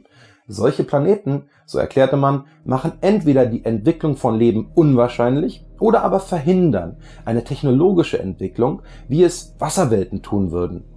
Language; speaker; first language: German; native; German